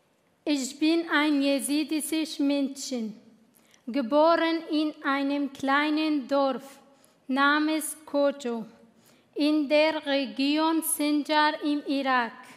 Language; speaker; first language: German; non-native, fluent; Kurdish